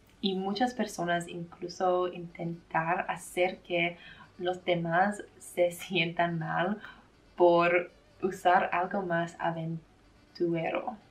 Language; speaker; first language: Spanish; non-native, learner; English